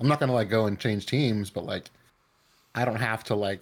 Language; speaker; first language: English; early bilingual, other home language; Spanish